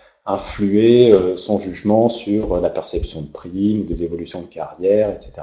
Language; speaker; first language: French; native; French